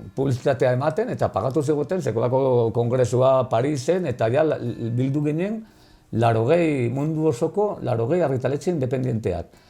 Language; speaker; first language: Basque; non-native, local second language; Spanish